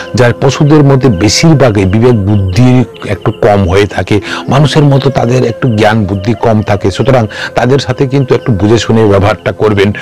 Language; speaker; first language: Bangla; non-native, local second language; Kok Borok